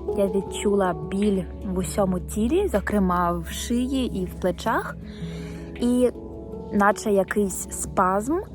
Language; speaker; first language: Ukrainian; native; Ukrainian